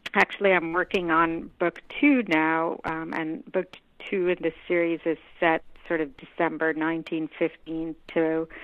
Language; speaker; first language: English; non-native, local second language; Hindi